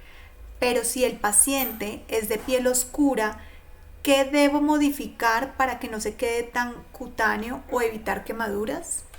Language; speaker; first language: Spanish; native; Spanish